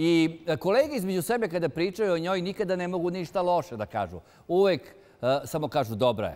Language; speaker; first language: Serbian; native; Serbian